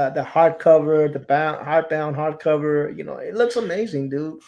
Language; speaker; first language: English; non-native, fluent; Spanish